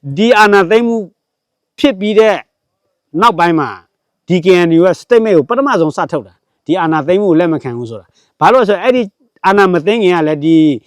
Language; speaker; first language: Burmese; non-native, local second language; S'gaw Karen